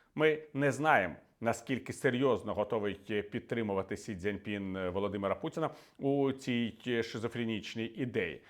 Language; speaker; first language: Ukrainian; native; Ukrainian